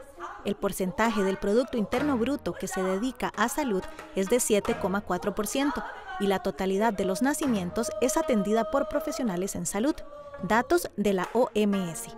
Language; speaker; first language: Spanish; native; Spanish